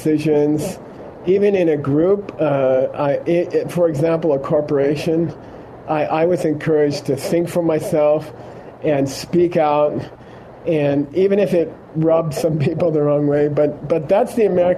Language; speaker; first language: English; native; English